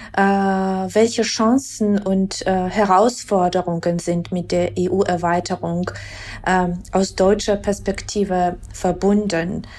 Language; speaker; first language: German; non-native, fluent; Georgian